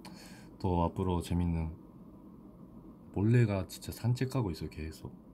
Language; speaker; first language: Korean; non-native, fluent; Japanese